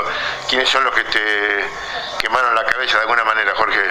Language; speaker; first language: Spanish; native; Spanish